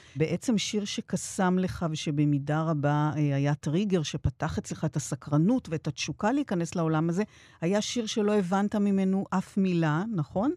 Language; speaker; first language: Hebrew; native; Hebrew